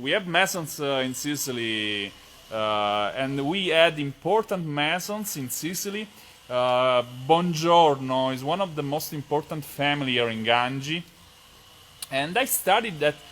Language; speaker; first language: English; non-native, fluent; Italian